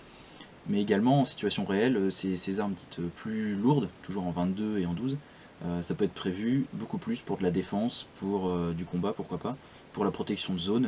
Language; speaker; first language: French; native; French